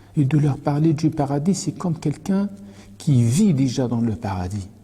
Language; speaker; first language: French; non-native, local second language; Arabic